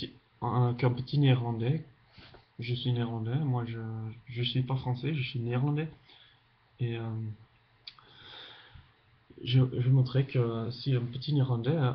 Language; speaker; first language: French; non-native, fluent; Dutch